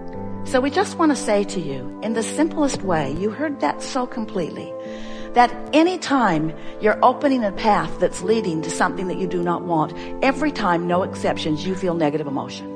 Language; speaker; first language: English; native; English